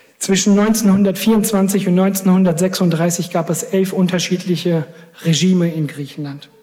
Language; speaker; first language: German; early bilingual, other home language; Greek